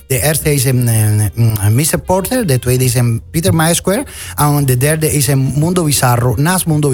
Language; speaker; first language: Dutch; non-native, fluent; Spanish